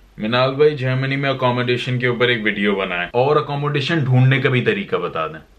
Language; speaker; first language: Urdu; native; Urdu